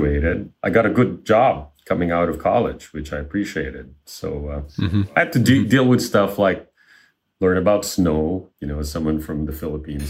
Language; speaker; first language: English; non-native, local second language; Filipino